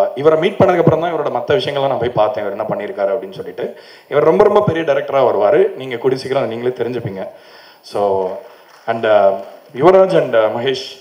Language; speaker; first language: Tamil; native; Tamil